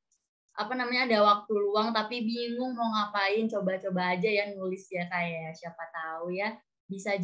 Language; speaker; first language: Indonesian; native; Indonesian